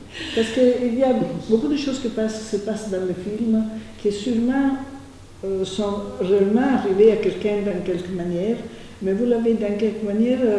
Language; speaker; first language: French; non-native, fluent; Italian